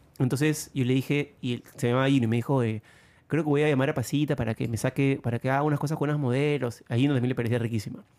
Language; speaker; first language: Spanish; native; Spanish